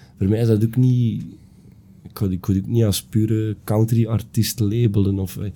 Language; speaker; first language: Dutch; native; Dutch